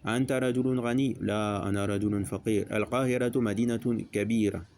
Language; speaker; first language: Arabic; non-native, fluent; French